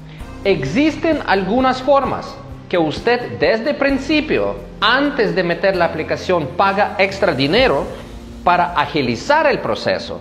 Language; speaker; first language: Spanish; non-native, fluent; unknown